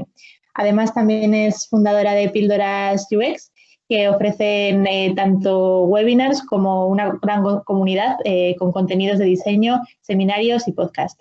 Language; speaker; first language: Spanish; native; Spanish